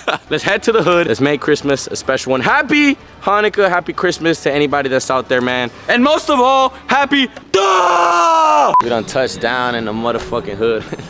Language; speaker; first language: English; early bilingual, other home language; Spanish